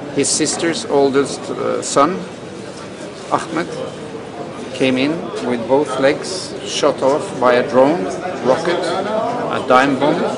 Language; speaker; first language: English; non-native, fluent; Norwegian